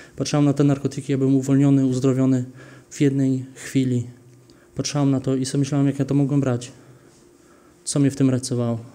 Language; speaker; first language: Polish; early bilingual, heritage; Polish